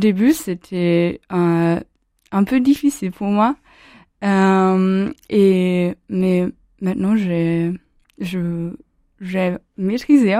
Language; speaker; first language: French; non-native, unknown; German